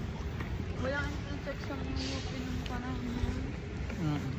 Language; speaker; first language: Filipino; native; Filipino